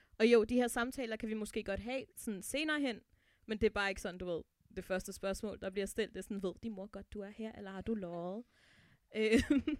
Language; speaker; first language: Danish; early bilingual, other home language; Arabic